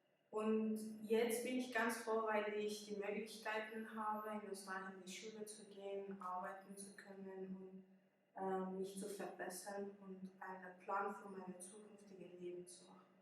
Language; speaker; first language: German; early bilingual, other home language; Persian